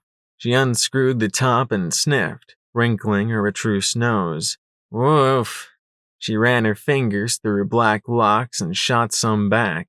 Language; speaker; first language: English; native; English